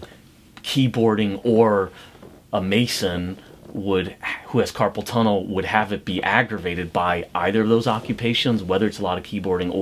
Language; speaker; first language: English; native; English